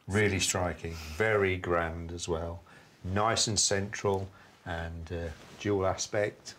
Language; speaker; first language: English; native; English